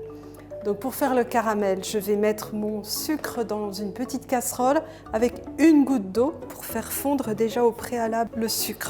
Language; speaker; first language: French; native; French